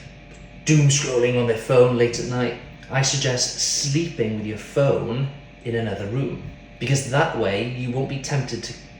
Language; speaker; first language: English; native; English